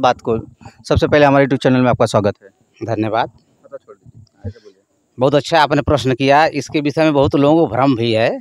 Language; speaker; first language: Hindi; native; Hindi